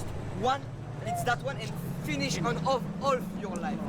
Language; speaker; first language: English; non-native, learner; French